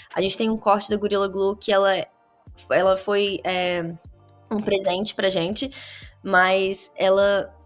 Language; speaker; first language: Portuguese; native; Portuguese